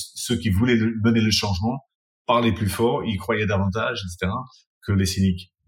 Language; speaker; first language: French; non-native, fluent; English